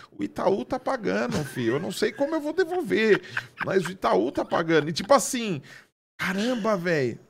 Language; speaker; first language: Portuguese; native; Portuguese